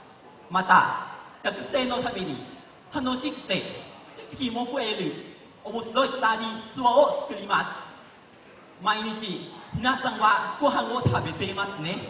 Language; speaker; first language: Japanese; non-native, learner; Lao